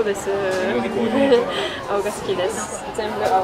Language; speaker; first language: Japanese; non-native, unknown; French